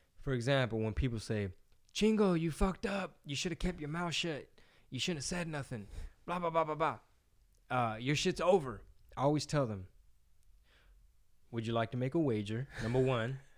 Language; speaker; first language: English; early bilingual, other home language; Spanish